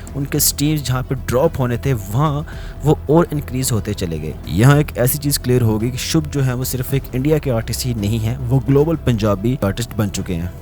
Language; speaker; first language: Urdu; native; Urdu